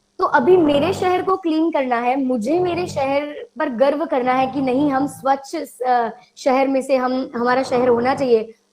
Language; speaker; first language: Hindi; non-native, local second language; Gujarati